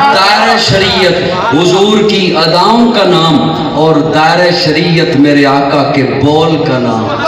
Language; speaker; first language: Urdu; non-native, local second language; Punjabi